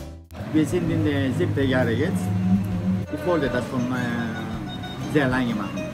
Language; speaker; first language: German; non-native, learner; Greek